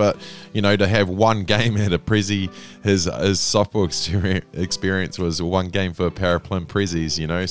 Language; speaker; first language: English; native; English